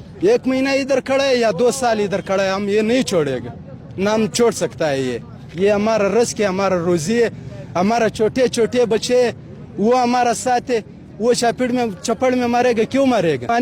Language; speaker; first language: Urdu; non-native, learner; Pashto